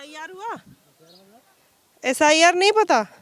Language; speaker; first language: Hindi; native; Hindi